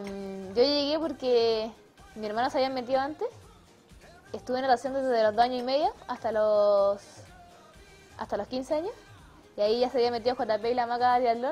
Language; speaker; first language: Spanish; native; Spanish